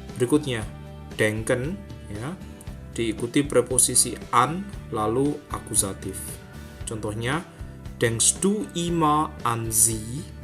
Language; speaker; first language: Indonesian; native; Indonesian